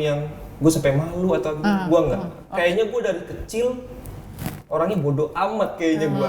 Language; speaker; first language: Indonesian; native; Indonesian